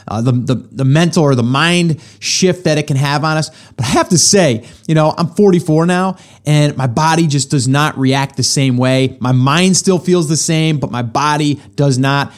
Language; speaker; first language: English; native; English